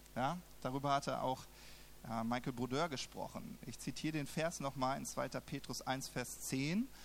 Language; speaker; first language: German; native; German